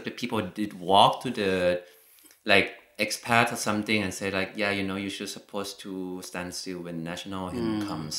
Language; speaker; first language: English; non-native, fluent; Thai